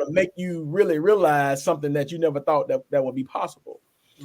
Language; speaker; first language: English; native; English